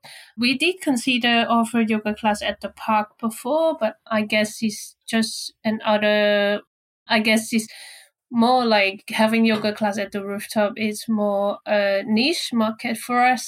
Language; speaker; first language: English; non-native, local second language; Cantonese